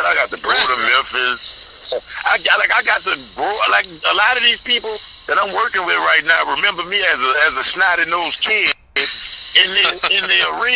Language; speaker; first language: English; native; English